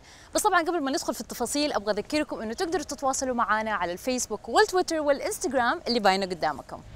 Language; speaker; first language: Arabic; native; Arabic